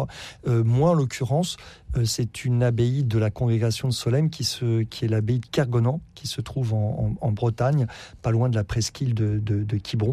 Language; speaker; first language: French; native; French